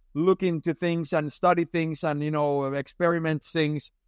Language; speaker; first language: English; non-native, fluent; Finnish